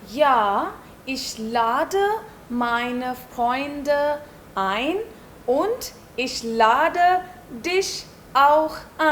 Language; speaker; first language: German; non-native, learner; Hindi